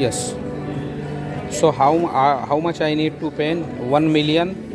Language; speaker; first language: English; non-native, local second language; Hindi